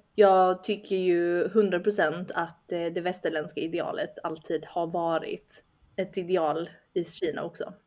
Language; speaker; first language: Swedish; early bilingual, other home language; Chinese